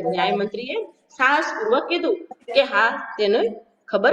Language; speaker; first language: Hindi; non-native, local second language; Gujarati